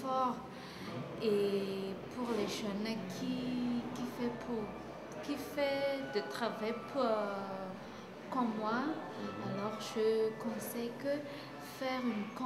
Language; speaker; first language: French; non-native, local second language; Malagasy